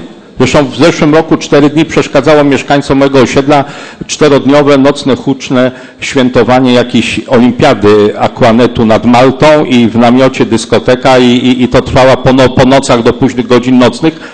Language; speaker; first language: Polish; native; Polish